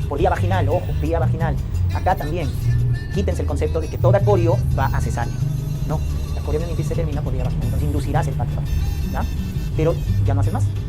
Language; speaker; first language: Spanish; native; Spanish